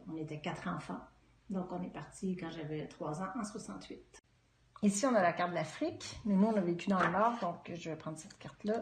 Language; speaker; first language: French; native; French